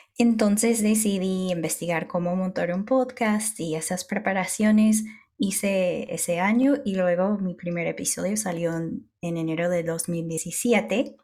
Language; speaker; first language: Spanish; non-native, fluent; English